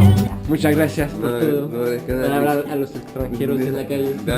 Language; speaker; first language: Spanish; non-native, learner; French